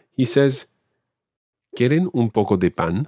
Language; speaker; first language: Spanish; non-native, fluent; English